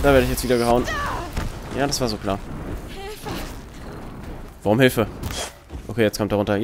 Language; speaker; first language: German; native; German